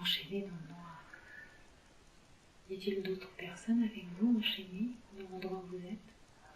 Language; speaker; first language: French; native; French